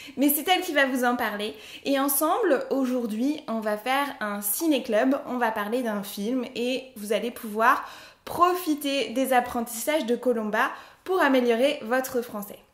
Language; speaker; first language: French; native; French